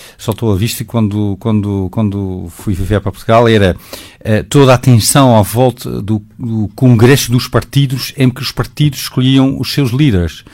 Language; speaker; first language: Portuguese; non-native, fluent; Dutch